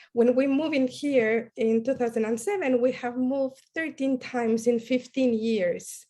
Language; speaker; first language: English; non-native, fluent; Spanish